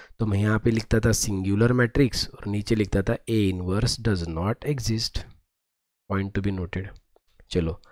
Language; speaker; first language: Hindi; non-native, local second language; Marathi